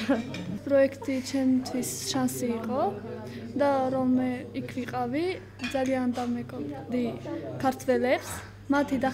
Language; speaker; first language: Georgian; non-native, local second language; Armenian